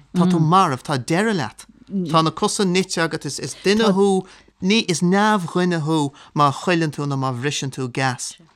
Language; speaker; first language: Irish; native; Irish